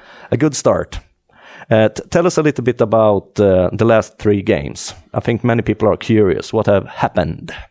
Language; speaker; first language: English; non-native, fluent; Swedish